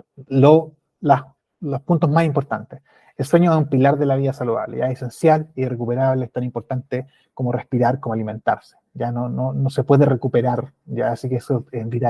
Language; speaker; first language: Spanish; native; Spanish